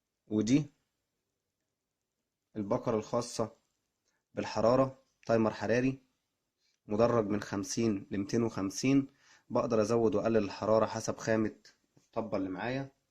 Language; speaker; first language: Arabic; native; Arabic